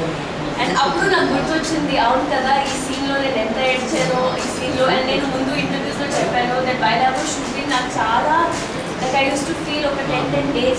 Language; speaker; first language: Telugu; non-native, local second language; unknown